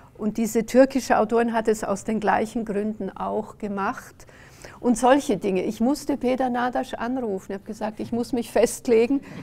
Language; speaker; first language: German; early bilingual, other home language; Hungarian